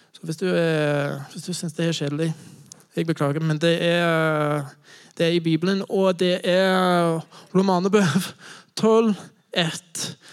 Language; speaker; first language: Norwegian; non-native, fluent; English